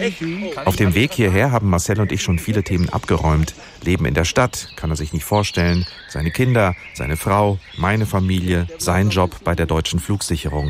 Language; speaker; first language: German; native; German